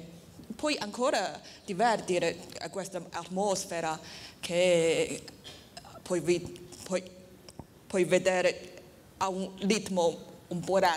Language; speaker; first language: Italian; non-native, learner; Chinese